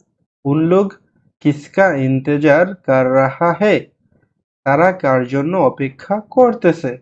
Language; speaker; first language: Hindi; non-native, learner; Bangla